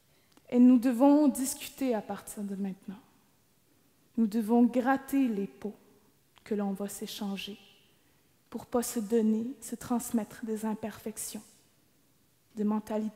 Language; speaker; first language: French; native; French